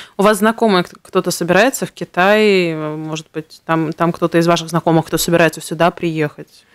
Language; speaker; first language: Russian; native; Russian